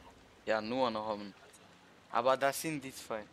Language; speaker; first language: German; early bilingual, other home language; Polish